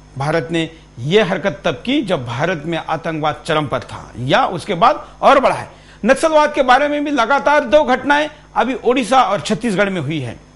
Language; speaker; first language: Hindi; non-native, local second language; Marathi